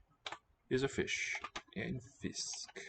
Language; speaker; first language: Danish; non-native, learner; English